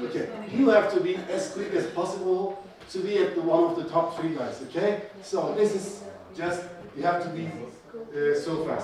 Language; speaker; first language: English; non-native, fluent; Turkish